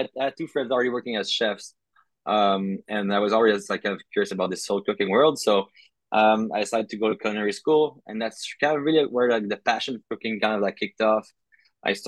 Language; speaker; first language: English; non-native, fluent; French